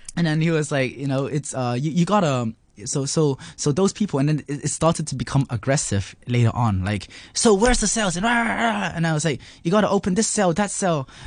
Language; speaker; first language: English; non-native, local second language; Cantonese